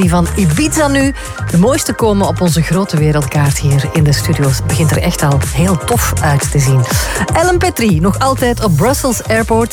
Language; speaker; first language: Dutch; native; Dutch